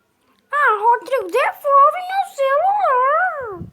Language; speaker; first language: Portuguese; native; Portuguese